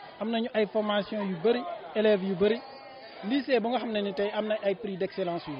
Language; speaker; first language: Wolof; non-native, local second language; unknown